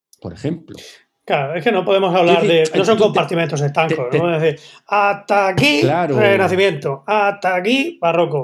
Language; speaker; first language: Spanish; native; Spanish